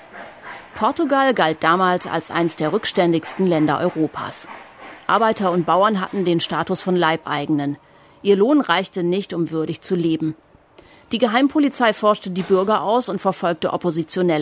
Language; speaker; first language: German; native; German